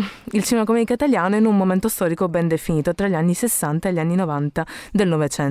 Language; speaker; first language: Italian; native; Italian